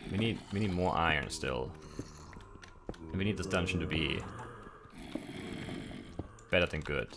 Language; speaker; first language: English; native; English